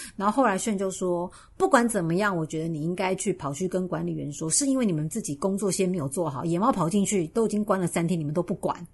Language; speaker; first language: Chinese; native; Chinese